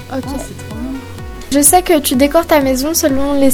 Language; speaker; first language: French; native; French